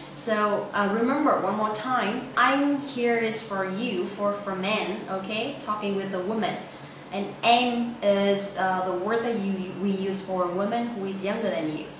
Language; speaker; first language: English; non-native, fluent; Vietnamese